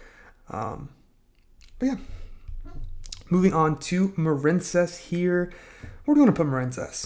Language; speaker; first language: English; native; English